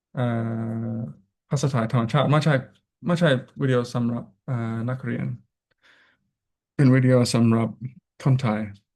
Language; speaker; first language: Thai; non-native, learner; English